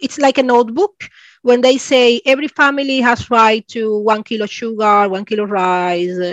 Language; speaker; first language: English; non-native, fluent; Spanish